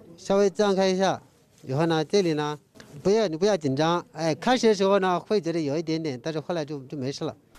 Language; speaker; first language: Chinese; non-native, fluent; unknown